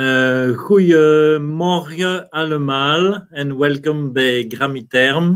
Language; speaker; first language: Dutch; non-native, learner; French